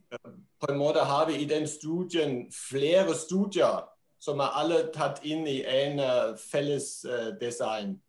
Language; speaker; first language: Norwegian; non-native, fluent; German